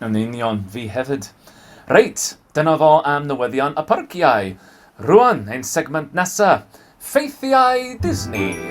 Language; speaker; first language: Welsh; non-native, learner; English